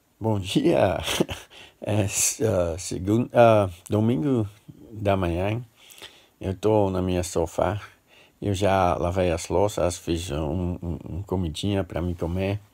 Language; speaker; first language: Portuguese; non-native, learner; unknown